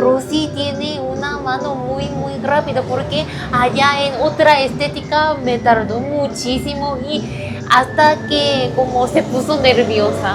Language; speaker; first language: Spanish; non-native, fluent; Korean